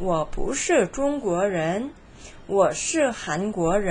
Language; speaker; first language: Chinese; non-native, fluent; Korean